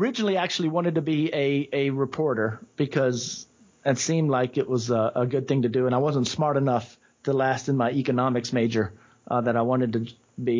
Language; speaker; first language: English; native; English